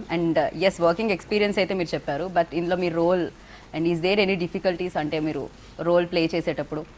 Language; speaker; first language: Telugu; native; Telugu